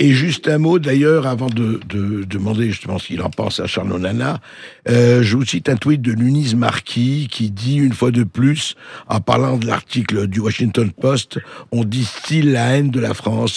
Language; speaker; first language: French; native; French